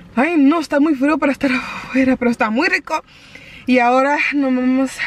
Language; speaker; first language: Spanish; early bilingual, heritage; Spanish